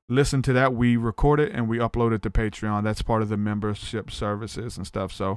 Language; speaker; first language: English; native; English